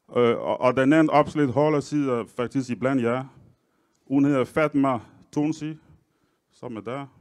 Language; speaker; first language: Danish; non-native, fluent; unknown